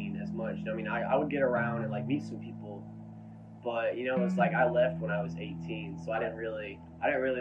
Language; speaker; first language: English; native; English